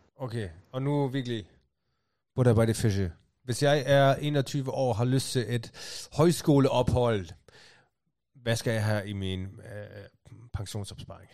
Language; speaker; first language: Danish; native; Danish